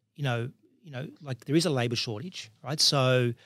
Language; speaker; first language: English; native; English